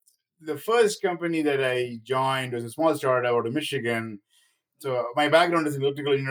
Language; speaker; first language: English; non-native, local second language; Tamil